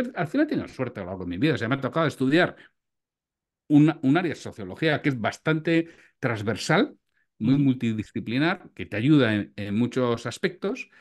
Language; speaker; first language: Spanish; native; Spanish